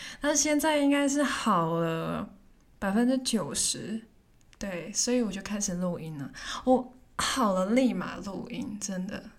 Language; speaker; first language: Chinese; non-native, local second language; Cantonese